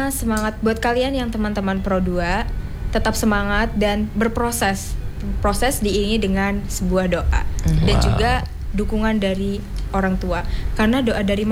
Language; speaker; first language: Indonesian; native; Indonesian